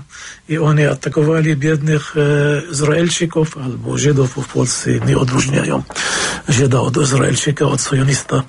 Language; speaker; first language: Polish; non-native, fluent; Arabic